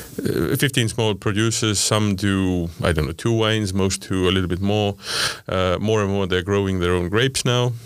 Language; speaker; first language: English; non-native, fluent; Estonian